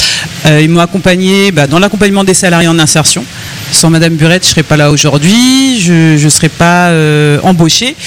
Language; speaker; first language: French; native; French